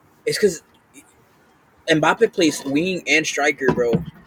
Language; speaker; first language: English; early bilingual, other home language; Spanish